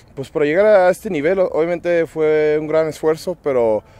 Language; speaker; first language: Spanish; early bilingual, other home language; English